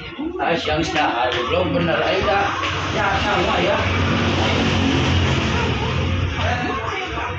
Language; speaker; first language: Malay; non-native, local second language; Sundanese